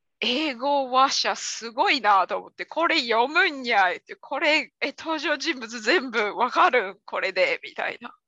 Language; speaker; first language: Japanese; native; Japanese